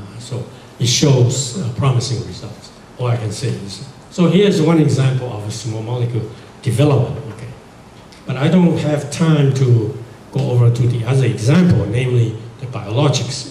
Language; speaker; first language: English; non-native, fluent; Chinese